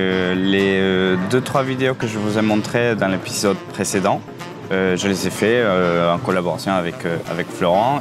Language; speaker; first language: French; non-native, fluent; Spanish